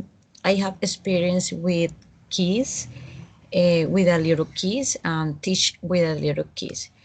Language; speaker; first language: English; non-native, learner; Spanish